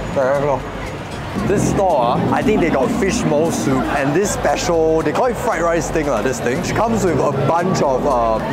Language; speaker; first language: English; native; English